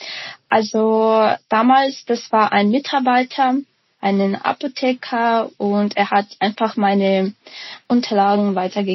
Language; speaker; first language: German; non-native, fluent; Ukrainian